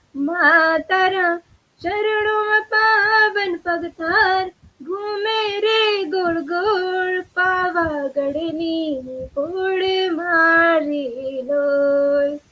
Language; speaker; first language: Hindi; non-native, local second language; Bangla